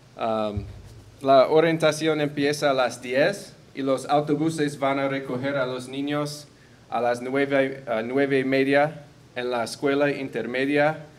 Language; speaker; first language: Spanish; non-native, fluent; English